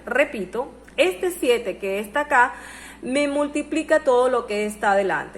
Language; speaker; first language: Spanish; native; Spanish